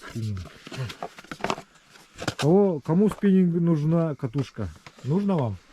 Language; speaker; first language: Russian; native; Russian